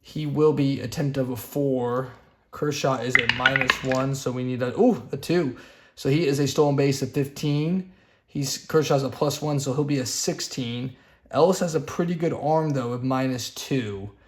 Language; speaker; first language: English; native; English